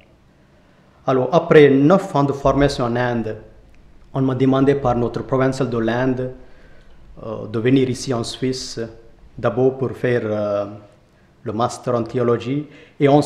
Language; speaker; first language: French; non-native, fluent; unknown